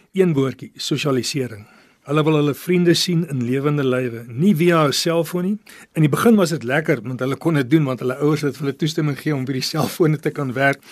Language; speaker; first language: Afrikaans; early bilingual, other home language; English